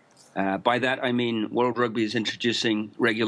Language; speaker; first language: English; native; English